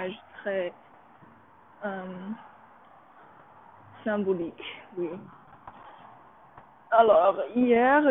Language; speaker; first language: French; non-native, learner; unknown